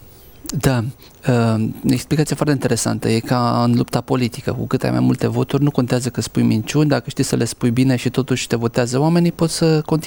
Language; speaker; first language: Romanian; native; Romanian